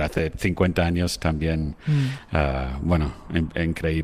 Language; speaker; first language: Spanish; non-native, fluent; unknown